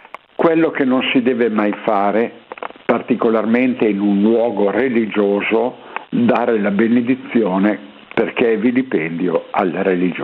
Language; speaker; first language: Italian; native; Italian